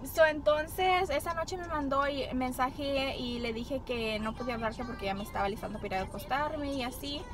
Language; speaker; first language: Spanish; early bilingual, heritage; Spanish